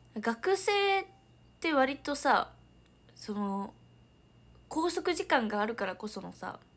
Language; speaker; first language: Japanese; native; Japanese